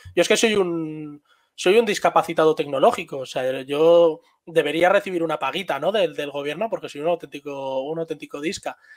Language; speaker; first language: Spanish; native; Spanish